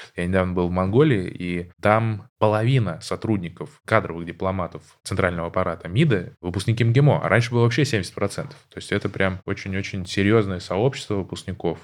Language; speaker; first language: Russian; native; Russian